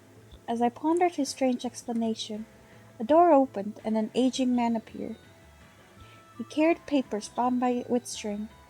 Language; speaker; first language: English; native; English